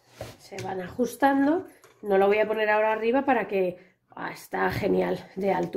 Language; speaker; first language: Spanish; native; Spanish